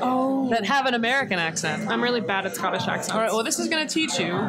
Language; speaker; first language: English; native; English